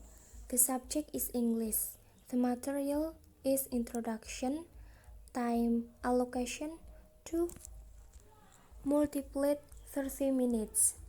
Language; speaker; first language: English; non-native, learner; Indonesian